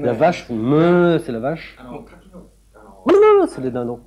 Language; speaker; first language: French; native; French